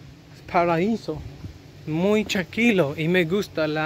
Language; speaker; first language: Spanish; non-native, learner; English